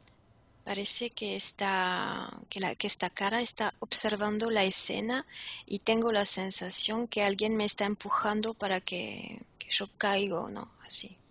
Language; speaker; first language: Spanish; non-native, fluent; French